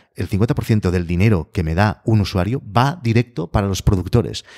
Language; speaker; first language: Spanish; native; Spanish